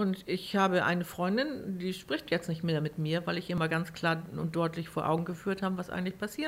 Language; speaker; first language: German; native; German